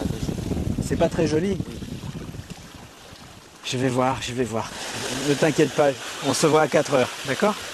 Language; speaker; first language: French; native; French